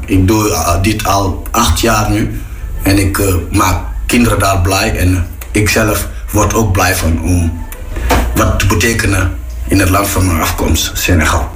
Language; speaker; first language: Dutch; non-native, fluent; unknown